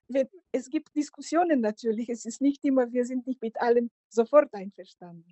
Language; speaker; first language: German; non-native, fluent; Macedonian